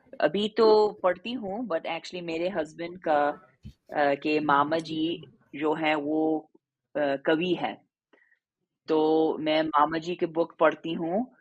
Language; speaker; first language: Hindi; non-native, fluent; English